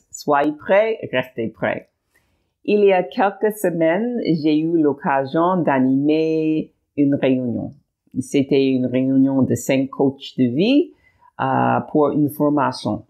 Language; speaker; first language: French; non-native, learner; English